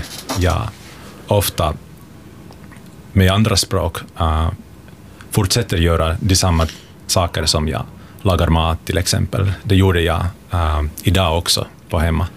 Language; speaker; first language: Swedish; non-native, local second language; Finnish